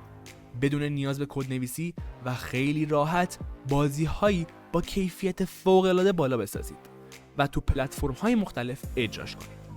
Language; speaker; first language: Persian; native; Persian